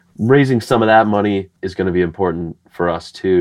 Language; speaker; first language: English; native; English